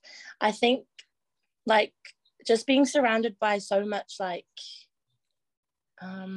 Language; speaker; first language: English; native; English